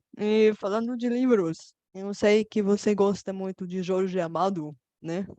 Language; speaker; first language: Portuguese; non-native, fluent; Bulgarian